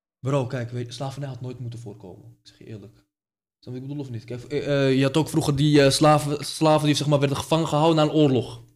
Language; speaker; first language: Dutch; early bilingual, other home language; Arabic